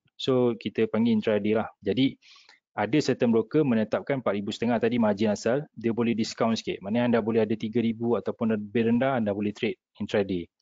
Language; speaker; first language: Malay; native; Malay